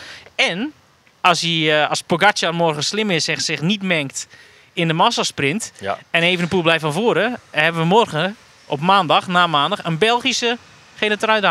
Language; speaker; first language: Dutch; native; Dutch